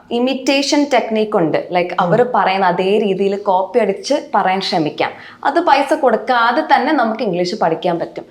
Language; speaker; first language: Malayalam; non-native, local second language; English